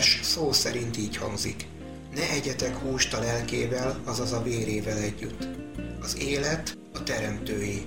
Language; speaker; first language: Hungarian; native; Hungarian